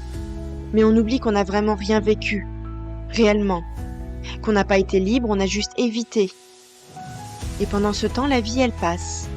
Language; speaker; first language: French; native; French